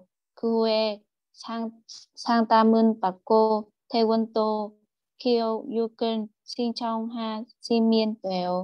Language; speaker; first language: Korean; non-native, learner; Vietnamese